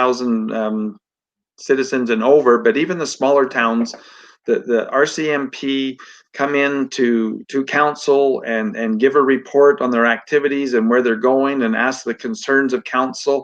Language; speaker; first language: English; native; English